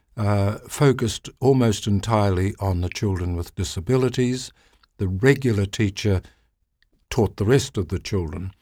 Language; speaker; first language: English; native; English